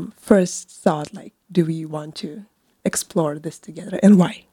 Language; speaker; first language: English; non-native, fluent; Lithuanian